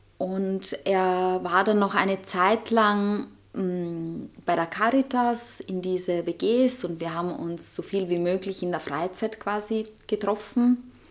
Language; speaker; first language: German; non-native, fluent; Italian